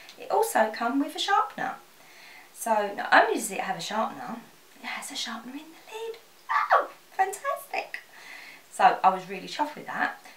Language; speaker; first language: English; native; English